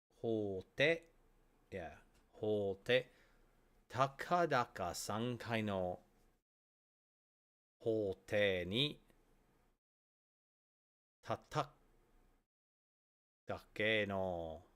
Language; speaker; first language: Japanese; non-native, learner; English